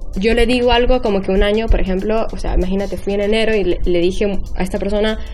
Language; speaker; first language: Spanish; early bilingual, heritage; Spanish